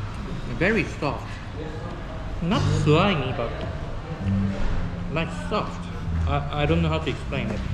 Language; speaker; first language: English; non-native, fluent; Korean